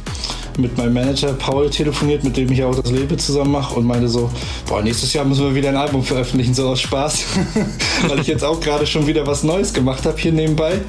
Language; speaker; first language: German; native; German